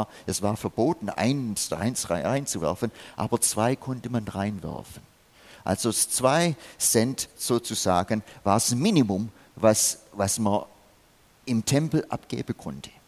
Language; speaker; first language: German; non-native, fluent; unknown